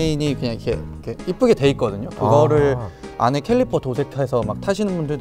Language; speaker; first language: Korean; native; Korean